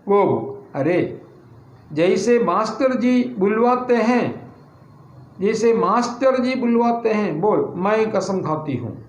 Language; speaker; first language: Hindi; non-native, local second language; Malayalam